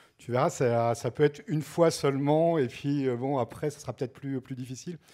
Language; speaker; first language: French; native; French